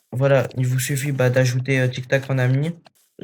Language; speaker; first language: French; native; French